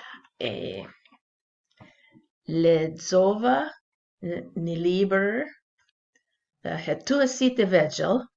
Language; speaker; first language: Albanian; non-native, learner; English